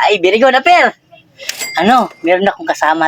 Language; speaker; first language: Filipino; non-native, local second language; Cebuano